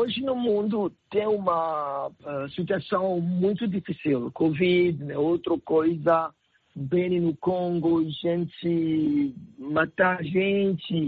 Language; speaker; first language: Portuguese; non-native, learner; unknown